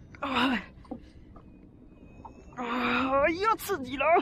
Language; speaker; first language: Chinese; native; Chinese